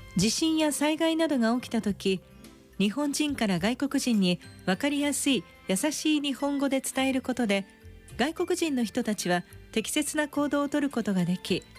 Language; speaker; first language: Japanese; native; Japanese